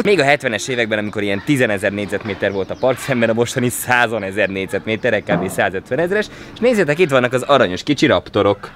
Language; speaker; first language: Hungarian; native; Hungarian